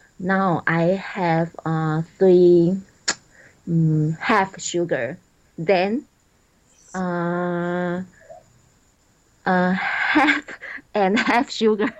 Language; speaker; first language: English; non-native, learner; Chinese